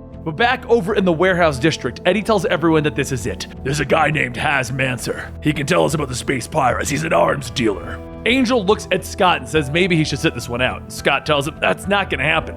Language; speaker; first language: English; native; English